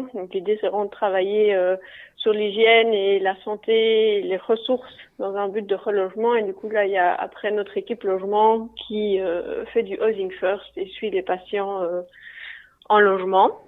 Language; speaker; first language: French; native; French